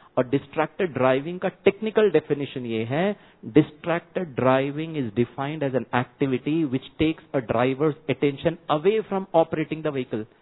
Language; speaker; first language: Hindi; non-native, local second language; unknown